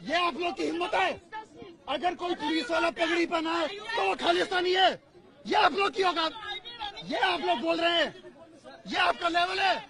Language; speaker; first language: Hindi; non-native, local second language; Punjabi